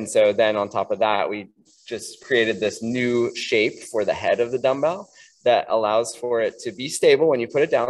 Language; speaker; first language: English; native; English